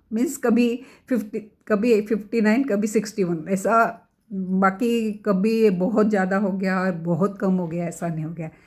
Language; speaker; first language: Hindi; non-native, local second language; Marathi